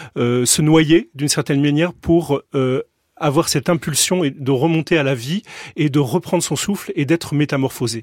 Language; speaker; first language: French; native; French